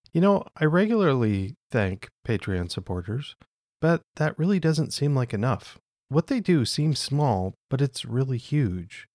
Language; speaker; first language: English; native; English